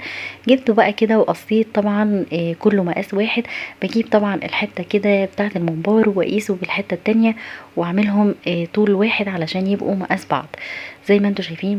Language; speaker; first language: Arabic; native; Arabic